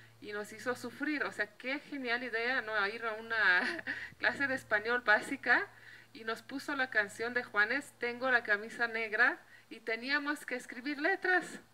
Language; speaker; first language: Spanish; non-native, fluent; Slovenian